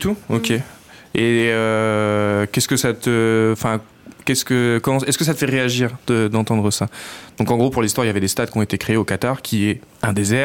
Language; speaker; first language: French; native; French